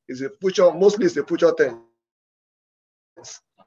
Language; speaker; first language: English; non-native, local second language; Yoruba